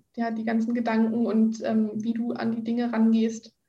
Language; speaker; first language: German; native; German